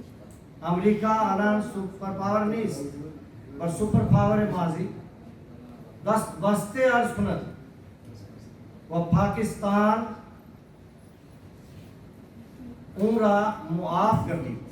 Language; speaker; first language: Persian; non-native, fluent; Urdu